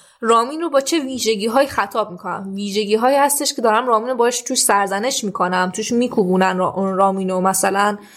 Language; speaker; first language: Persian; native; Persian